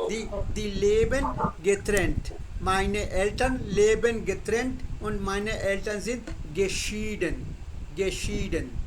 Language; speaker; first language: German; non-native, fluent; Hindi